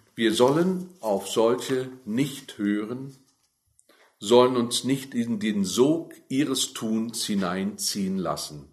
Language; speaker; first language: German; native; German